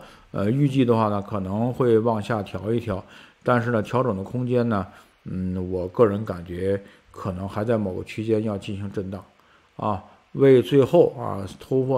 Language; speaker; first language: Chinese; native; Chinese